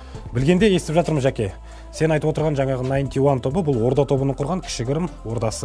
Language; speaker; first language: Kazakh; native; Kazakh